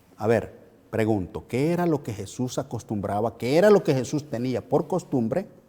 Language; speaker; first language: Spanish; native; Spanish